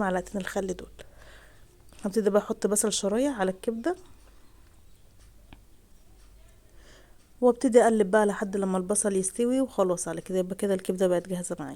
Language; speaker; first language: Arabic; native; Arabic